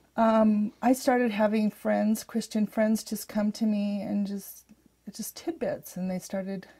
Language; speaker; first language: English; native; English